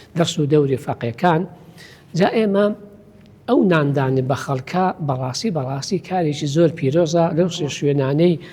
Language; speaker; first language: Central Kurdish; native; Central Kurdish